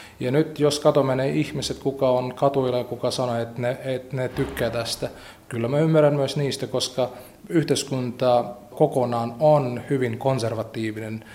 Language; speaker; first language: Finnish; non-native, fluent; Latvian